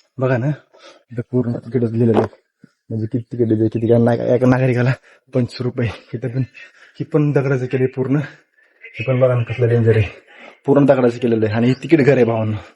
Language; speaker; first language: Marathi; native; Marathi